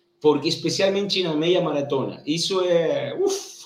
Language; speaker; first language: Portuguese; non-native, learner; Spanish